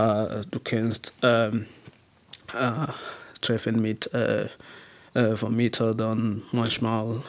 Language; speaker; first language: German; non-native, learner; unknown